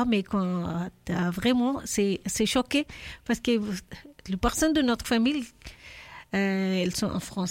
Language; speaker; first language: French; non-native, learner; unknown